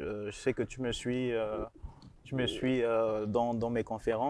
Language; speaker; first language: French; non-native, local second language; Rundi